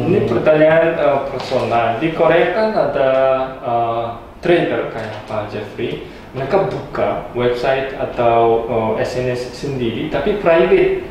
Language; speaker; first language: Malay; non-native, fluent; Korean